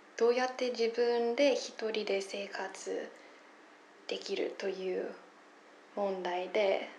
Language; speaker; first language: Japanese; non-native, fluent; English